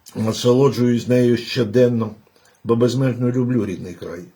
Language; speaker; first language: Ukrainian; native; Ukrainian